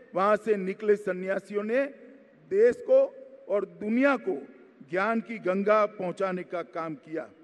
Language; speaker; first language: Hindi; non-native, local second language; Gujarati